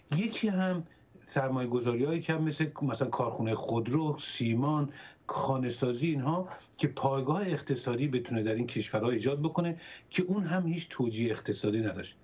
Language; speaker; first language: Persian; native; Persian